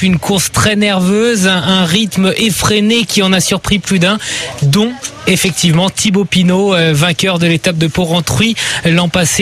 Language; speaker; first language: French; native; French